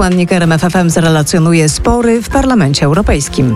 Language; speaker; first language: Polish; native; Polish